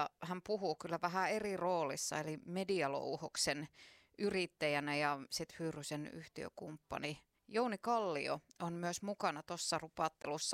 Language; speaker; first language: Finnish; native; Finnish